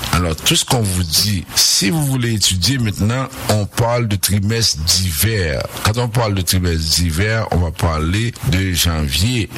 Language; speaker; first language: French; non-native, local second language; Haitian Creole